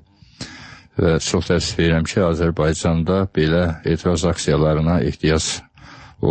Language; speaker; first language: Azerbaijani; native; Azerbaijani